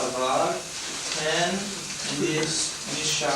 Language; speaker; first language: Hebrew; non-native, learner; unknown